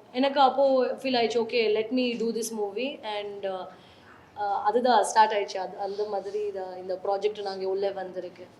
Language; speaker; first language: Tamil; non-native, learner; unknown